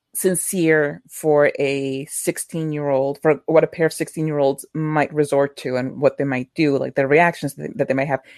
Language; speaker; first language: English; early bilingual, other home language; Spanish